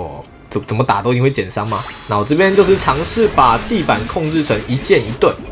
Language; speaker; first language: Chinese; native; Chinese